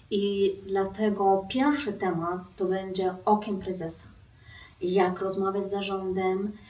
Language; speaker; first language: Polish; non-native, fluent; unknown